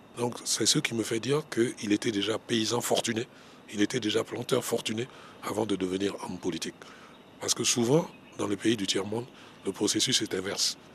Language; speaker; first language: French; non-native, local second language; Baoulé